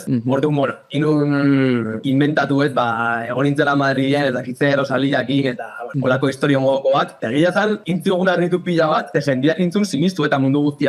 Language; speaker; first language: Basque; native; Basque